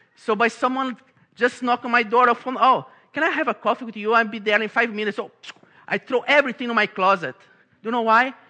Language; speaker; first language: English; non-native, fluent; Portuguese